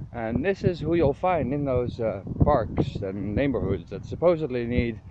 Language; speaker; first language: English; non-native, fluent; Dutch